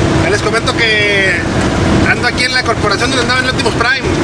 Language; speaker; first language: Spanish; native; Spanish